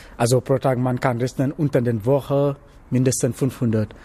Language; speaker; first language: German; non-native, learner; Wolof